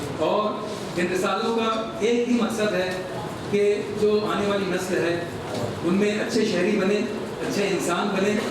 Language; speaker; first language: Urdu; native; Urdu